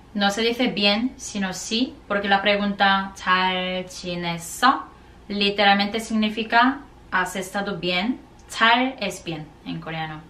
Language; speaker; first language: Spanish; non-native, fluent; Korean